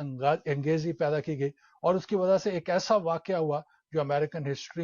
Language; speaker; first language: Urdu; native; Urdu